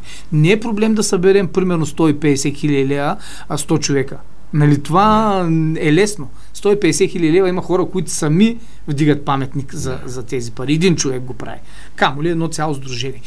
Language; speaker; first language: Bulgarian; native; Bulgarian